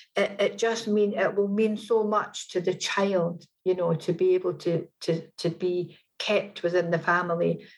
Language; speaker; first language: English; native; English